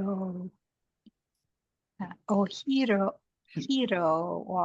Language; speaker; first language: Japanese; non-native, learner; English